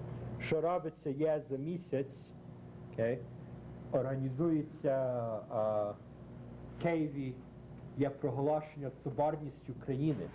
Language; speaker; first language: Ukrainian; early bilingual, heritage; Ukrainian